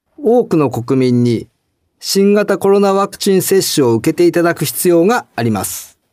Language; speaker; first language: Japanese; native; Japanese